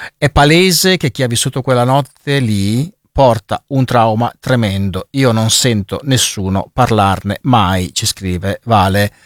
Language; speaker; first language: Italian; native; Italian